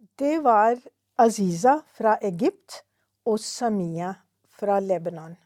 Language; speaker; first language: Norwegian; non-native, fluent; Urdu